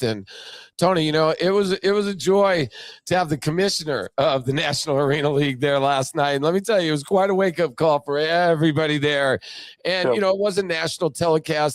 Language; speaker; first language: English; native; English